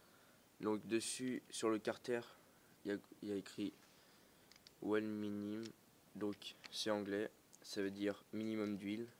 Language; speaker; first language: French; native; French